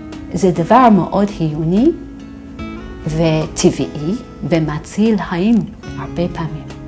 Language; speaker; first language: Hebrew; non-native, fluent; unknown